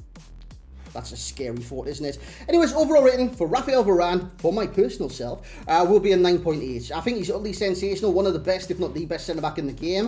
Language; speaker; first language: English; native; English